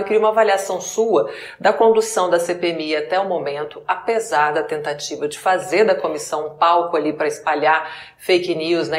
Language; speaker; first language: Portuguese; native; Portuguese